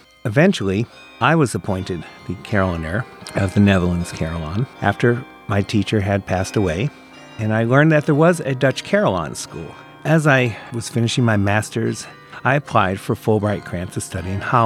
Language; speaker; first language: English; native; English